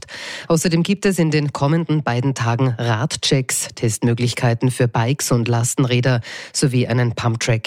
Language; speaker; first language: German; native; German